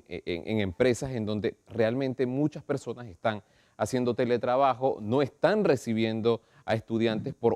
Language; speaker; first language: Spanish; native; Spanish